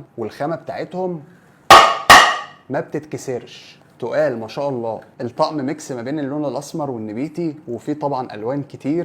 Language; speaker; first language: Arabic; native; Arabic